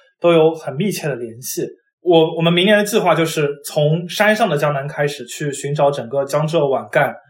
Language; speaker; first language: Chinese; non-native, local second language; Wu Chinese